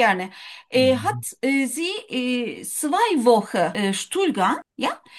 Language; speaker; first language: German; non-native, learner; Turkish